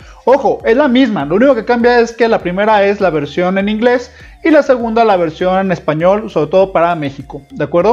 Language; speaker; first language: Spanish; native; Spanish